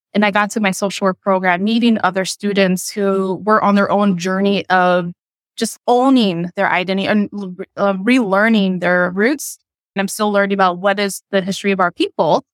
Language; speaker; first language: English; early bilingual, other home language; Western Cham